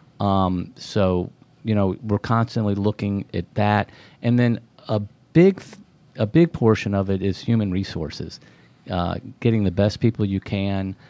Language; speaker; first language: English; native; English